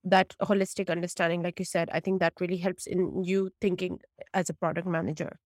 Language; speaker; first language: English; non-native, local second language; Urdu